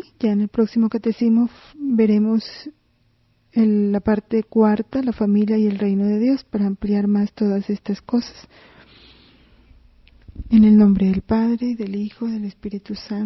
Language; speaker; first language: Spanish; native; Spanish